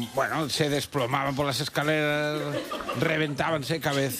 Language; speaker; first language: Spanish; native; Spanish